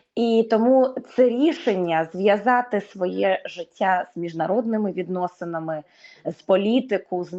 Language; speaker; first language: Ukrainian; native; Ukrainian